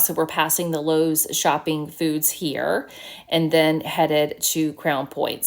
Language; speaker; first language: English; native; English